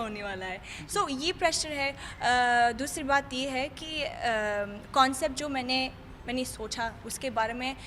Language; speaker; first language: Hindi; non-native, fluent; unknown